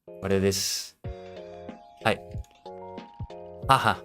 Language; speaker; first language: Japanese; non-native, learner; English